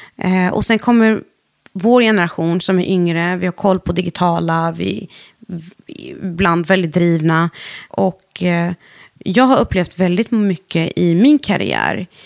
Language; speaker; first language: Swedish; early bilingual, other home language; Arabic